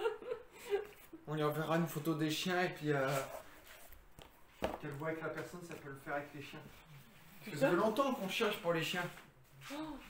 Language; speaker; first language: French; native; French